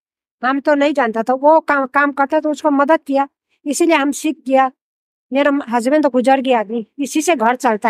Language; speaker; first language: Hindi; non-native, local second language; Chinese